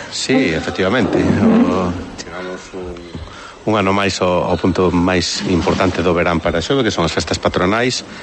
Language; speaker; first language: Galician; native; Galician